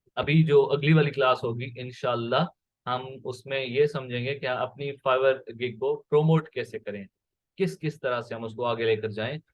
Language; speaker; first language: Urdu; non-native, local second language; Sindhi